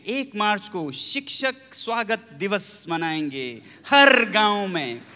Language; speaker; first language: Hindi; non-native, local second language; Ladakhi